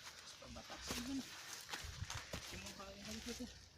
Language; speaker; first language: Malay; non-native, local second language; Sundanese